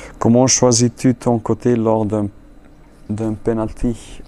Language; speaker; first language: French; non-native, learner; Icelandic